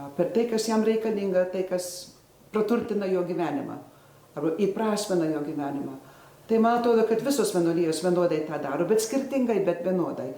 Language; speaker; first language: Lithuanian; early bilingual, heritage; Lithuanian